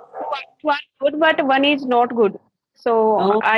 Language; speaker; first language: English; non-native, learner; Hindi